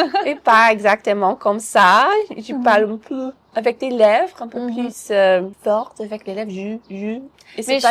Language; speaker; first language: French; non-native, fluent; English